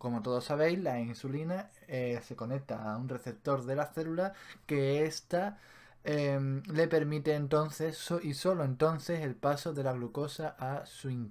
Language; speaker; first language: Spanish; native; Spanish